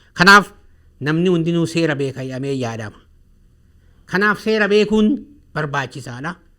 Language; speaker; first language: Oromo; native; Oromo